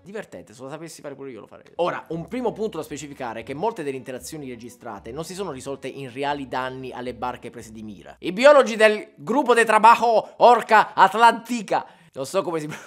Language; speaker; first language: Italian; native; Italian